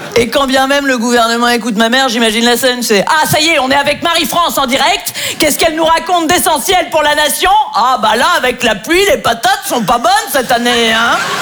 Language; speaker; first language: French; native; French